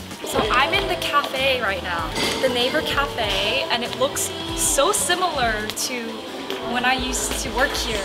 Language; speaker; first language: English; early bilingual, other home language; Korean